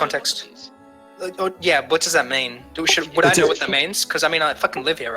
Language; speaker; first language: English; native; English